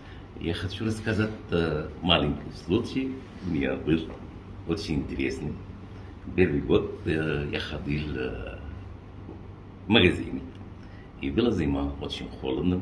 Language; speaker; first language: Russian; non-native, learner; Arabic